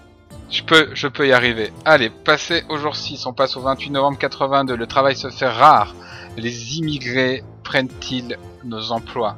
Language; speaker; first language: French; native; French